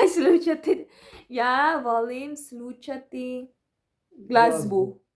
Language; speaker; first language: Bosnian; non-native, learner; Filipino